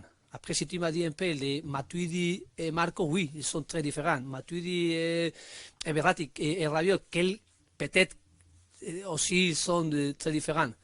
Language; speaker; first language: French; non-native, learner; Spanish